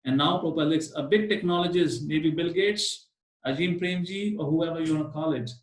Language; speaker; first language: English; non-native, local second language; Hindi